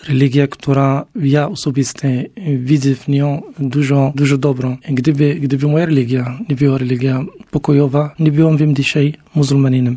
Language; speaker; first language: Polish; non-native, learner; Arabic